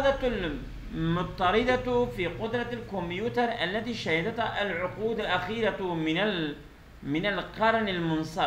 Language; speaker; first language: Arabic; non-native, fluent; Turkish